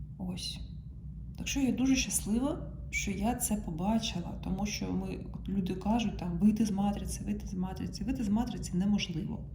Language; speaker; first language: Ukrainian; non-native, local second language; Russian